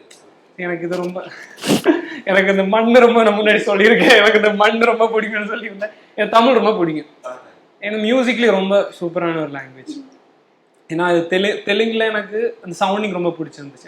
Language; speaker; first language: Tamil; non-native, fluent; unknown